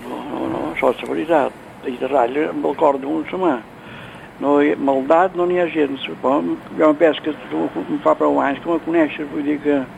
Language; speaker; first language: Catalan; native; Catalan